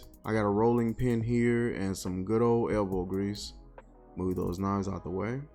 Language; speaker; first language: English; native; English